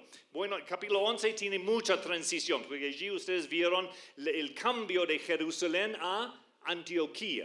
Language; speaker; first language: Spanish; non-native, fluent; English